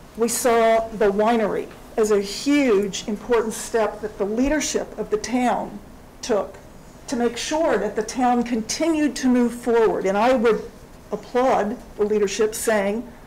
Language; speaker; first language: English; native; English